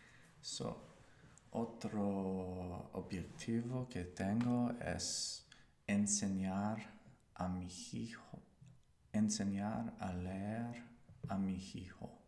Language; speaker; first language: Spanish; non-native, learner; English